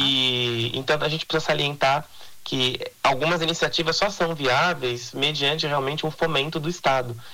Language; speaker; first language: Portuguese; native; Portuguese